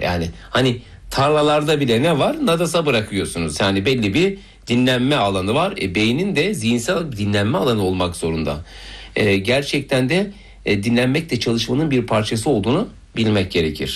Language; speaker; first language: Turkish; native; Turkish